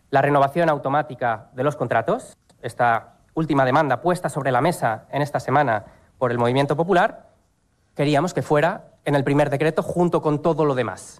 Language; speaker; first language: Spanish; native; Spanish